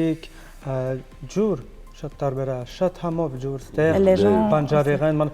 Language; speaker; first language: Armenian; non-native, learner; French